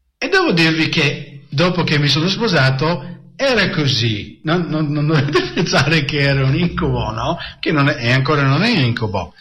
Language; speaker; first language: Italian; non-native, fluent; English